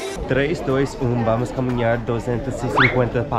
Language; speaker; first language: Portuguese; non-native, learner; English